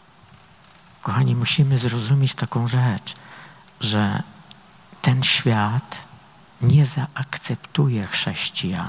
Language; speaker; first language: Polish; native; Polish